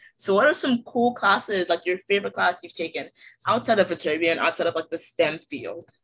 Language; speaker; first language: English; native; English